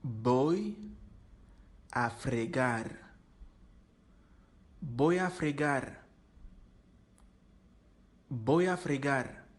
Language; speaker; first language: Spanish; non-native, learner; Haitian Creole